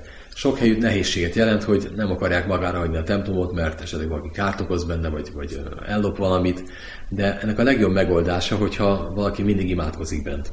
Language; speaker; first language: Hungarian; native; Hungarian